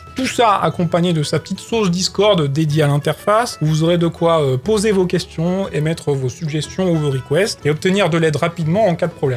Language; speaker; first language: French; native; French